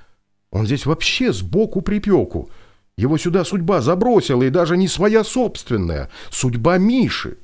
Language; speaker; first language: Russian; native; Russian